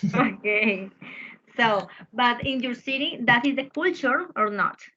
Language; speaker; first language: English; non-native, fluent; Spanish